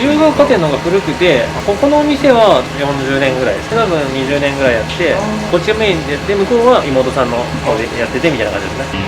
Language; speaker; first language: Japanese; native; Japanese